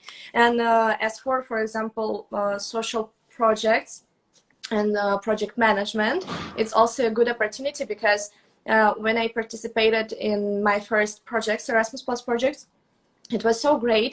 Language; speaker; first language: English; non-native, fluent; Russian